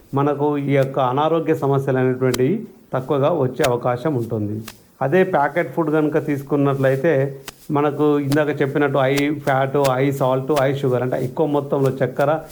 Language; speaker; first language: Telugu; native; Telugu